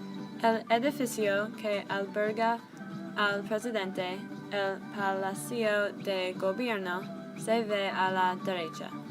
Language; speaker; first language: Spanish; non-native, learner; English